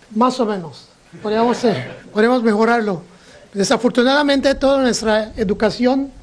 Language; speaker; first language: Spanish; non-native, local second language; English